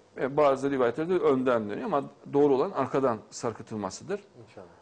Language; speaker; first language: Turkish; native; Turkish